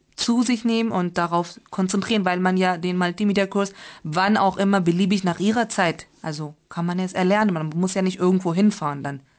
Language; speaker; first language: German; non-native, fluent; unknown